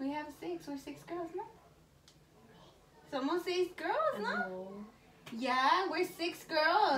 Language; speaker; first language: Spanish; early bilingual, heritage; Spanish